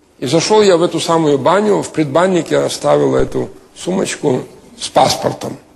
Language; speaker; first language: Russian; non-native, local second language; Lithuanian